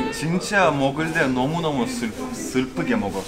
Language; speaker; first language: Korean; non-native, learner; Turkish